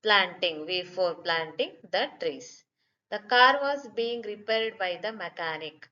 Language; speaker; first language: English; non-native, local second language; Kannada